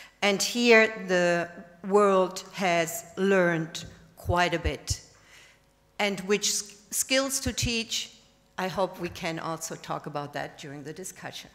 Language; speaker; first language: English; non-native, fluent; German